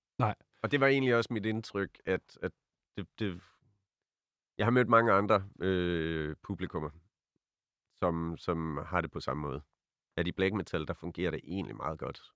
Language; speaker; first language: Danish; native; Danish